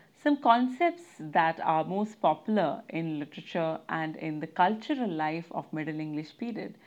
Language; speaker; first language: English; non-native, local second language; Malayalam